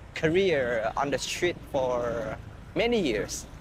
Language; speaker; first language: English; non-native, fluent; Vietnamese